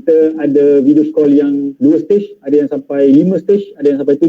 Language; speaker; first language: Malay; native; Malay